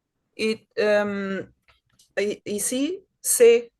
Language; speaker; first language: French; non-native, learner; Portuguese